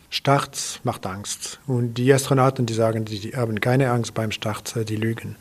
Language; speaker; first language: German; non-native, local second language; French